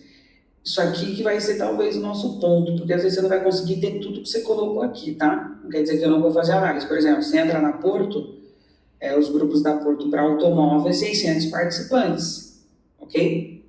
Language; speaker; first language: Portuguese; native; Portuguese